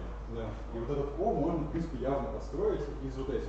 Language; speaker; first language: Russian; native; Russian